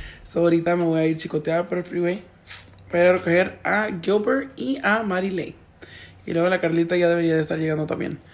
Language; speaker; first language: Spanish; early bilingual, heritage; Spanish